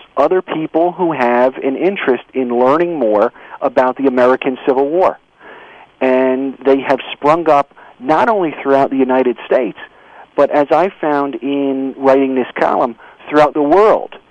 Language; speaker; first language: English; native; English